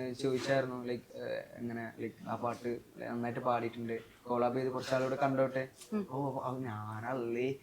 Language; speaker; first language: Malayalam; native; Malayalam